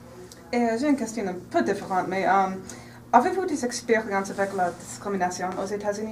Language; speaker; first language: French; non-native, fluent; English